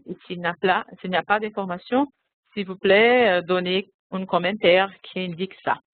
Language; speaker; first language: French; non-native, fluent; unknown